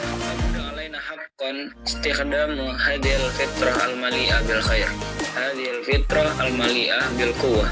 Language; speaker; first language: Arabic; non-native, learner; Indonesian